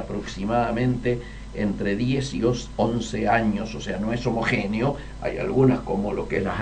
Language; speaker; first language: Spanish; native; Spanish